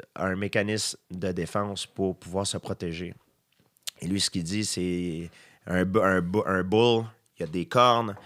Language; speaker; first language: French; native; French